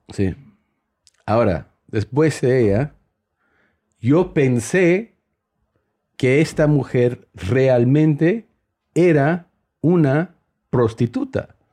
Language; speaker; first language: Spanish; early bilingual, heritage; Spanish